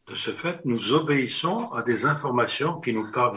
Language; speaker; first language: French; native; French